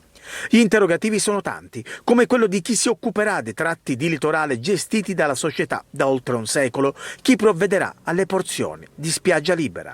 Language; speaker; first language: Italian; native; Italian